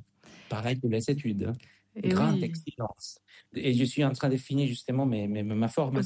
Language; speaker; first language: French; non-native, fluent; Spanish